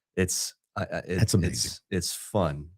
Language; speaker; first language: English; native; English